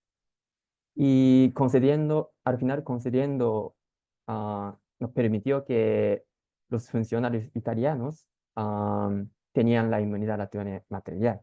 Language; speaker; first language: Spanish; non-native, fluent; Japanese